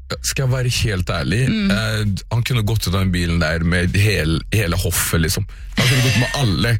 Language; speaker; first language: Norwegian; early bilingual, other home language; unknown